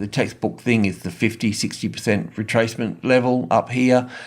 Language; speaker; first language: English; native; English